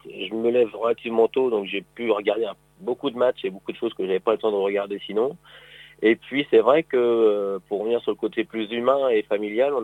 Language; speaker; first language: French; native; French